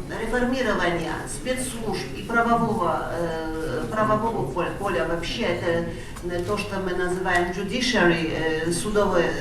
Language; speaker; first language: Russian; non-native, fluent; Polish